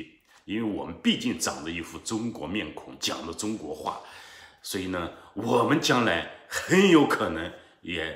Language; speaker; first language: Chinese; native; Chinese